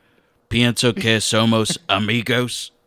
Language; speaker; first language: Spanish; non-native, learner; English